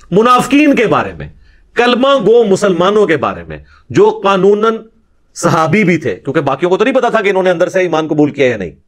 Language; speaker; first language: Urdu; non-native, local second language; Punjabi